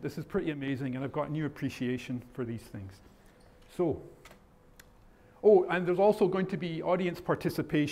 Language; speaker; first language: English; native; English